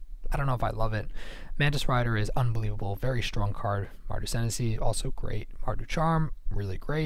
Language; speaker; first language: English; native; English